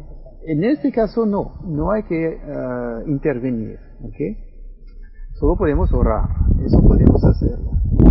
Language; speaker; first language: Spanish; non-native, fluent; French